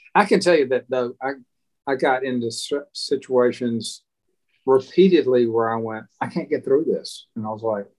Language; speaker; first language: English; native; English